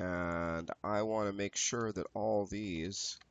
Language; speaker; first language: English; native; English